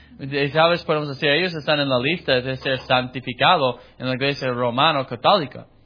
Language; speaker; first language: Spanish; non-native, fluent; English